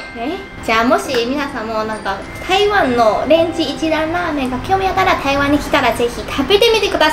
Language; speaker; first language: Japanese; non-native, fluent; Chinese